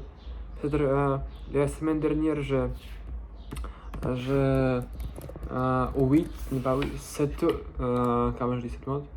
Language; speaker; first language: French; non-native, learner; Russian